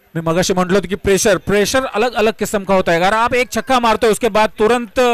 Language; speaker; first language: Hindi; non-native, local second language; Marathi